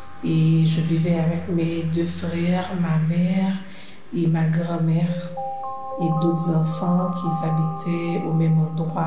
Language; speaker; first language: French; non-native, local second language; Haitian Creole